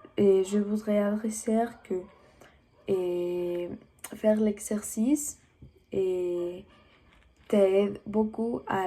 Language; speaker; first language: French; non-native, learner; Spanish